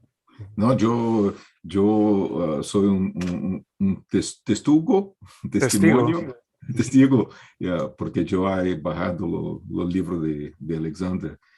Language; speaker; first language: Spanish; non-native, learner; Portuguese